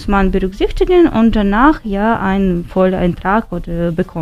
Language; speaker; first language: German; non-native, learner; Ukrainian